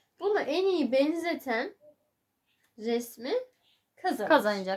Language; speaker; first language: Turkish; native; Turkish